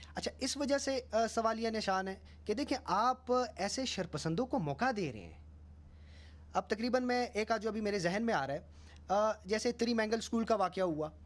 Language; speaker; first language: Urdu; non-native, local second language; Pashto